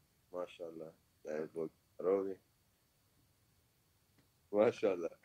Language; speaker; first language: Russian; non-native, learner; Persian